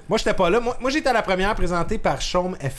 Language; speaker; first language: French; native; French